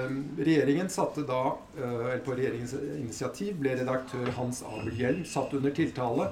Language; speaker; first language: Norwegian; native; Norwegian